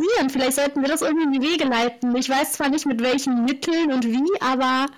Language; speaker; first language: German; native; German